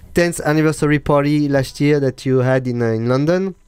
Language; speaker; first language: English; non-native, fluent; French